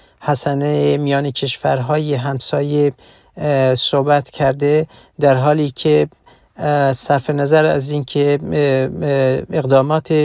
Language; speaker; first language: Persian; non-native, local second language; Central Kurdish